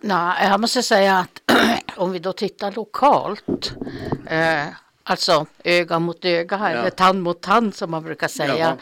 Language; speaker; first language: Swedish; native; Swedish